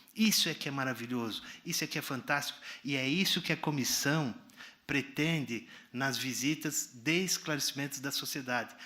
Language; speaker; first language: Portuguese; native; Portuguese